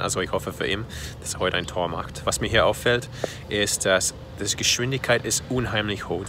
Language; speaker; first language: German; non-native, fluent; English